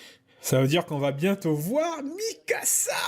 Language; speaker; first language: French; native; French